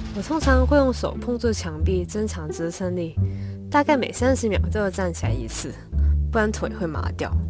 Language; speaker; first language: Chinese; non-native, local second language; Cantonese